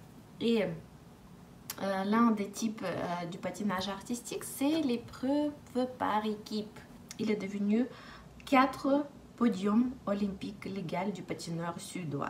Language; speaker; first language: French; non-native, fluent; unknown